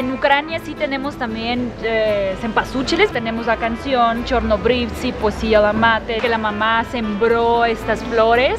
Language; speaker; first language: Spanish; non-native, fluent; Ukrainian